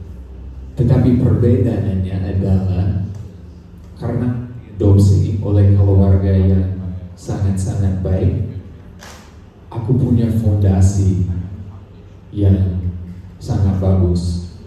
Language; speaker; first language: Indonesian; non-native, fluent; English